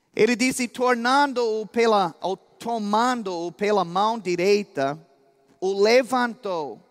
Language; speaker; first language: Portuguese; non-native, fluent; English